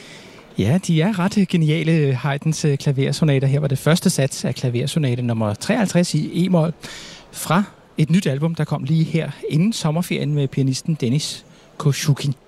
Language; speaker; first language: Danish; native; Danish